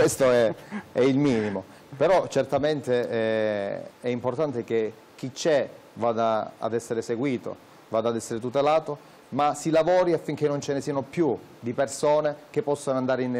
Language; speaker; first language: Italian; native; Italian